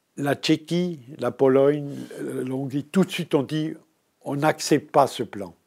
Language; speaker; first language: French; native; French